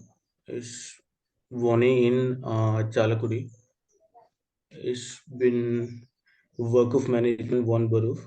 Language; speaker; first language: German; non-native, learner; Malayalam